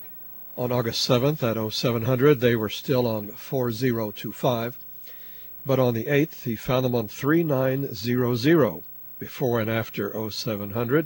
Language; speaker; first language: English; native; English